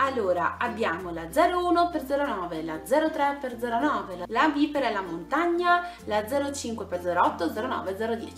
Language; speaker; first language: Italian; native; Italian